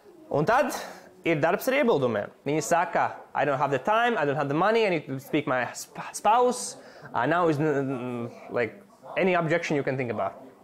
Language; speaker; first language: English; non-native, fluent; Latvian